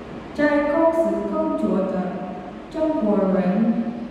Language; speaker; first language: Chinese; non-native, learner; Indonesian